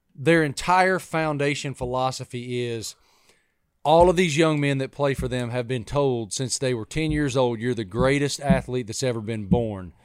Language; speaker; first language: English; native; English